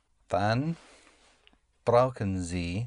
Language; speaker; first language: German; non-native, learner; English